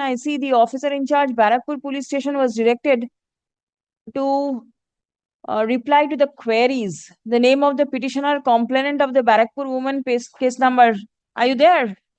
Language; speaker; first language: English; non-native, local second language; Bangla